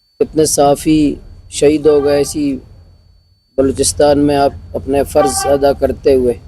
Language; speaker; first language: Urdu; non-native, local second language; Baluchi